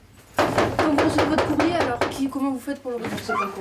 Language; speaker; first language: French; native; French